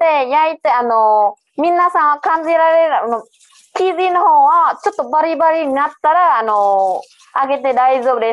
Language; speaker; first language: Japanese; non-native, learner; Vietnamese